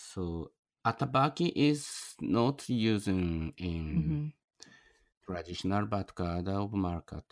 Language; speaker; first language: English; non-native, learner; Japanese